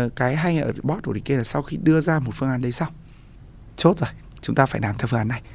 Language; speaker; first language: Vietnamese; native; Vietnamese